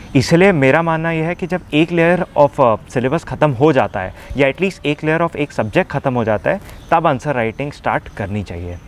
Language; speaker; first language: Hindi; native; Hindi